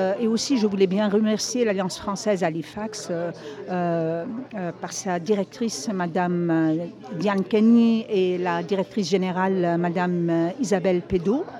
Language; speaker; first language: French; non-native, local second language; Arabic